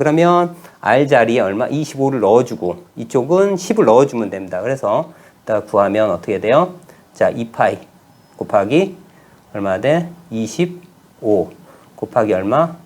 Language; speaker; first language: Korean; native; Korean